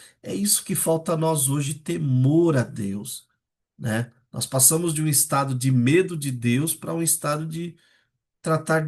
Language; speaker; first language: Portuguese; native; Portuguese